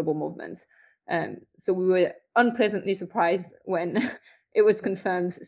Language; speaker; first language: English; non-native, fluent; French